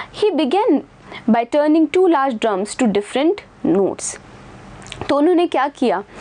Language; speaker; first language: Hindi; native; Hindi